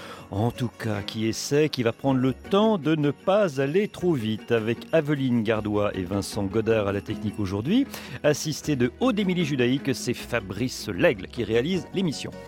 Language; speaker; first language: French; native; French